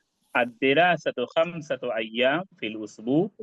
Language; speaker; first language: Arabic; non-native, fluent; Urdu